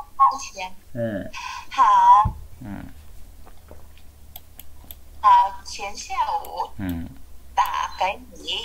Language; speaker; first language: Chinese; non-native, learner; Vietnamese